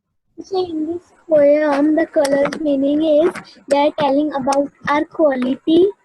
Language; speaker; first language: English; non-native, learner; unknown